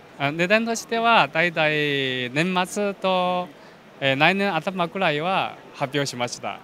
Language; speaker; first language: Japanese; non-native, fluent; Chinese